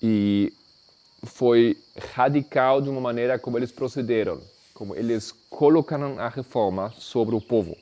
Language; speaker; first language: Portuguese; non-native, fluent; Spanish